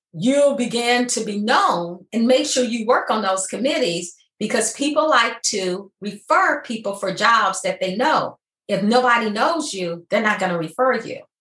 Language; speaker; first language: English; native; English